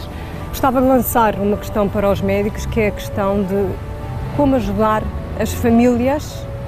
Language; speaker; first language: Portuguese; native; Portuguese